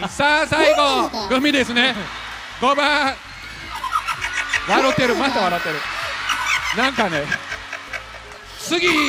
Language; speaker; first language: Japanese; native; Japanese